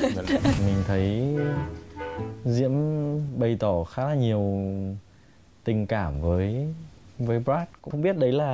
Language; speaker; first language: Vietnamese; native; Vietnamese